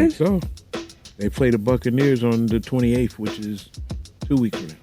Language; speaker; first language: English; native; English